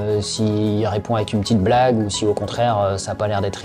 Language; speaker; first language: French; native; French